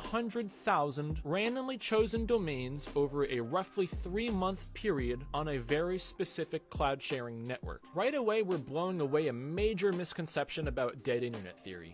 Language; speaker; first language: English; native; English